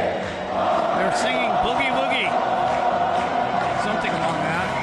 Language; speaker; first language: English; native; English